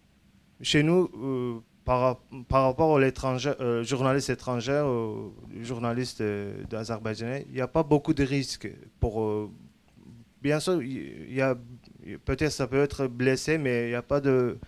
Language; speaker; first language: French; non-native, learner; Azerbaijani